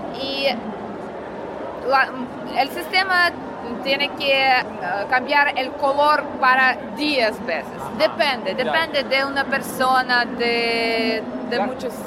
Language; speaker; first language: Spanish; non-native, learner; Russian